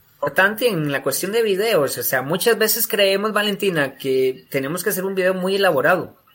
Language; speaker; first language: Spanish; native; Spanish